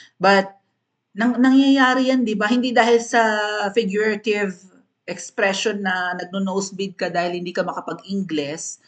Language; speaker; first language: Filipino; non-native, local second language; Cebuano